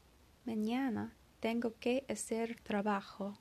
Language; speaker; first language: Spanish; non-native, learner; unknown